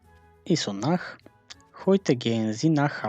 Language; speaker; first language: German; non-native, fluent; Macedonian